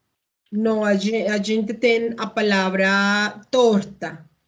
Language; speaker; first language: Portuguese; non-native, learner; Spanish